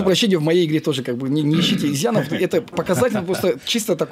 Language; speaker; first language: Russian; non-native, fluent; Azerbaijani